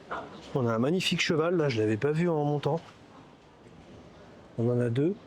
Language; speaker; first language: French; native; French